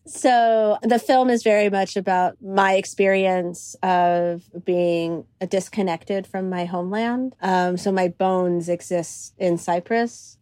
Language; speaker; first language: English; early bilingual, other home language; Greek